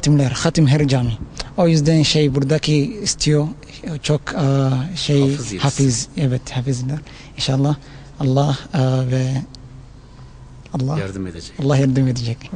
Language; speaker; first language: Turkish; non-native, learner; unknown